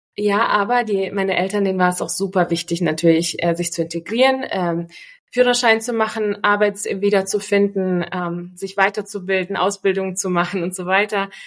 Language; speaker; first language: German; early bilingual, other home language; Russian